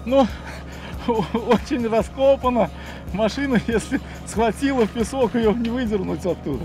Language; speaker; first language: Russian; native; Russian